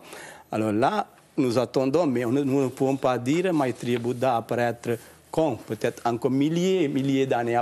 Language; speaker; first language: French; non-native, learner; Sinhala